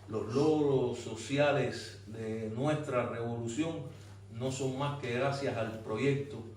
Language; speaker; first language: Spanish; native; Spanish